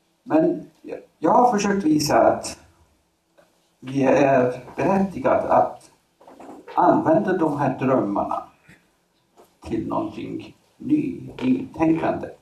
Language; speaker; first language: Swedish; non-native, fluent; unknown